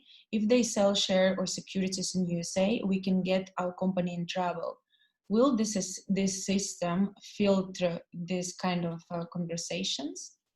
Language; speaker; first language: English; non-native, learner; Russian